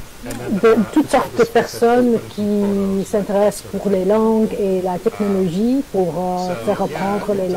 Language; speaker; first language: French; non-native, learner; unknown